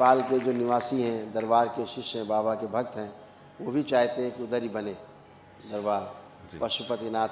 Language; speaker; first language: Hindi; native; Hindi